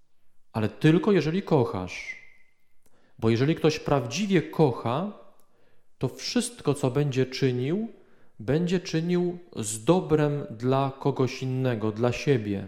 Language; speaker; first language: Polish; native; Polish